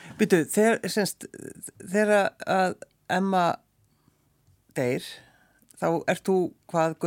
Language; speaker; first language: Icelandic; native; Icelandic